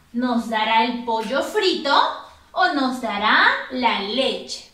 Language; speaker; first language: Spanish; native; Spanish